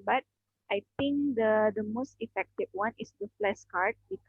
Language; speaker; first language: English; non-native, learner; Indonesian